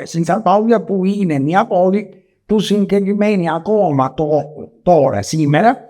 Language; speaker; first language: Greek; non-native, learner; Italian